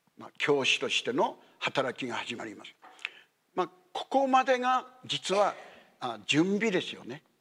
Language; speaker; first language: Japanese; native; Japanese